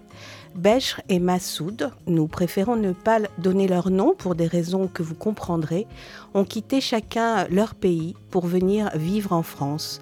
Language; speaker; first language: French; native; French